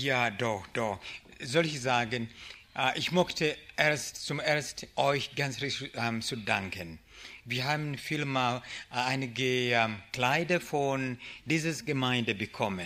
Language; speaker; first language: German; non-native, learner; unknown